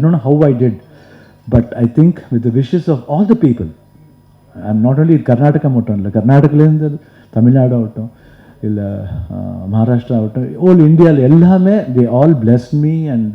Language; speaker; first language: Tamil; non-native, local second language; Kannada